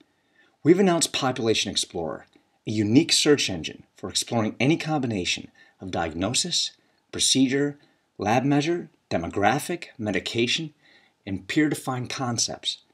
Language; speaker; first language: English; native; English